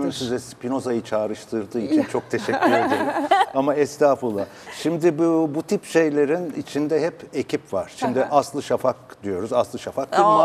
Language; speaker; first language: Turkish; native; Turkish